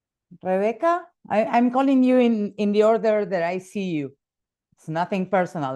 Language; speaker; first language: English; non-native, fluent; Spanish